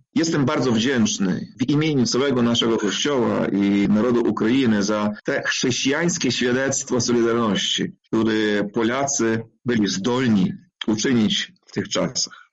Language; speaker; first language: Polish; non-native, fluent; Ukrainian